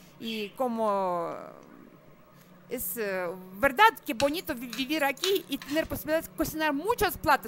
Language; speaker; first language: Spanish; non-native, fluent; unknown